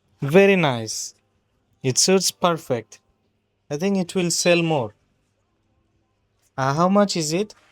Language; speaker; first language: English; non-native, fluent; Bangla